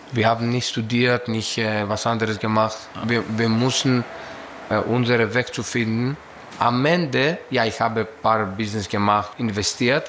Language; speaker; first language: German; non-native, learner; Greek